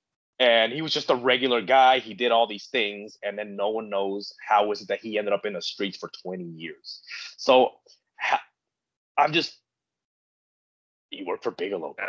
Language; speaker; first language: English; native; English